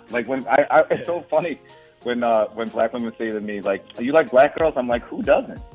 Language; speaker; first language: English; native; English